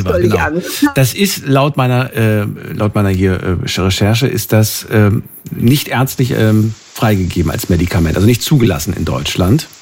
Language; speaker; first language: German; native; German